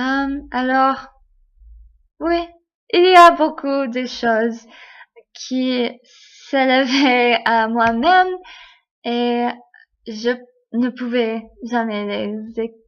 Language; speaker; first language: French; non-native, learner; English